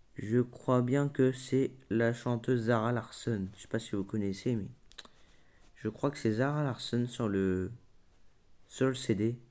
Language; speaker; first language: French; native; French